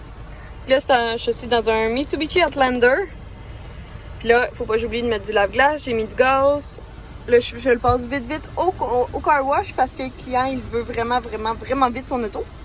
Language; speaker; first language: French; native; French